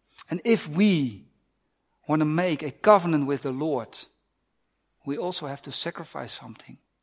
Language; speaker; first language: English; non-native, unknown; Dutch